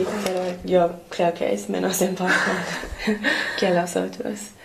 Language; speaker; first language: Spanish; non-native, fluent; English